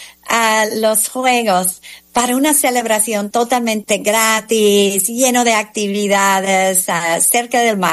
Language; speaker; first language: Spanish; non-native, fluent; English